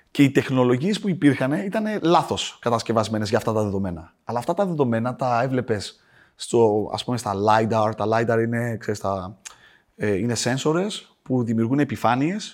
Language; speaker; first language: Greek; native; Greek